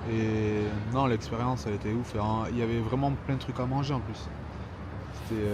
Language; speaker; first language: French; native; French